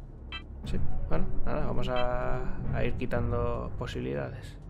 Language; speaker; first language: Spanish; native; Spanish